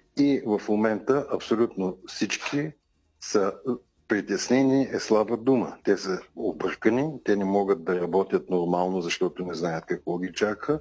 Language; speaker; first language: Bulgarian; native; Bulgarian